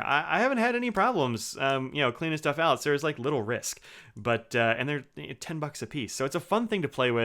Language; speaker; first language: English; native; English